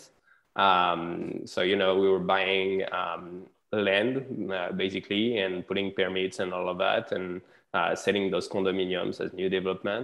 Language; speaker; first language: English; non-native, fluent; French